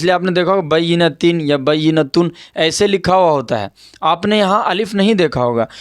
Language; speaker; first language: Urdu; native; Urdu